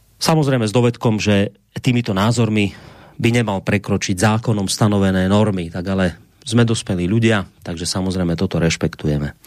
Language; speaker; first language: Slovak; native; Slovak